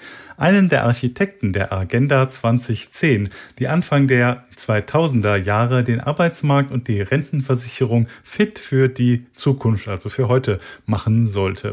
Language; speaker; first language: German; native; German